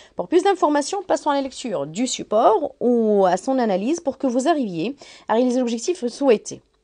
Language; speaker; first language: French; non-native, local second language; Arabic